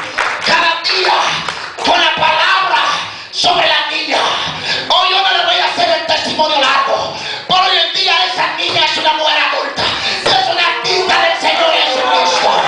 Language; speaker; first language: Spanish; native; Spanish